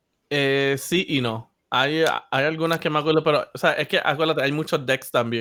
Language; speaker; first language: Spanish; native; Spanish